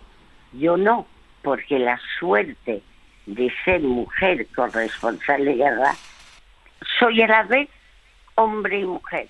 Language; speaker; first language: Spanish; early bilingual, other home language; French